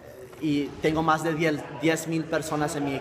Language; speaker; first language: Spanish; early bilingual, heritage; Spanish